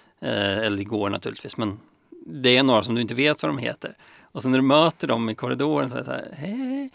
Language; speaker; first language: Swedish; native; Swedish